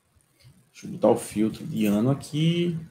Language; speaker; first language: Portuguese; native; Portuguese